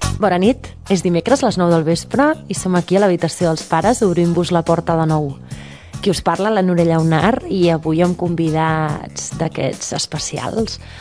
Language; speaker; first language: Catalan; native; Catalan